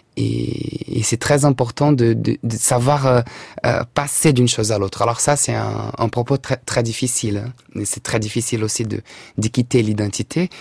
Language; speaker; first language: French; non-native, fluent; Portuguese